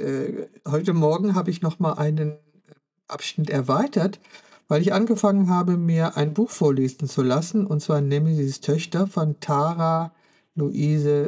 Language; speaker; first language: German; native; German